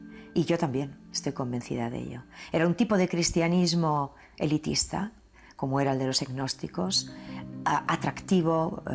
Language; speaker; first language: Spanish; native; Spanish